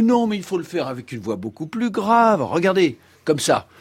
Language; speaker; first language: French; native; French